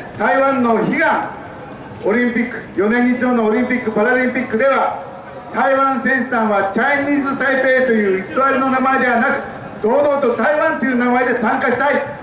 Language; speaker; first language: Japanese; native; Japanese